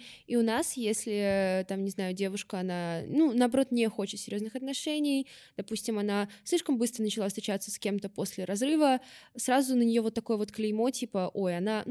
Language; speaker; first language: Russian; native; Russian